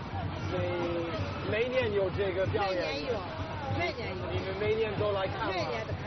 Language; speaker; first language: Chinese; non-native, learner; English